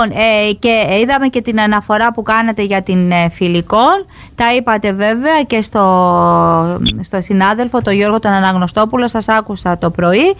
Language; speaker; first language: Greek; native; Greek